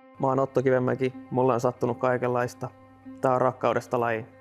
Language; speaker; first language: Finnish; native; Finnish